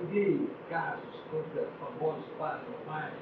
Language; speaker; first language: Portuguese; native; Portuguese